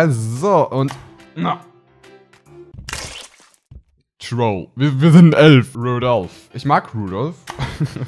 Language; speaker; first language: German; native; German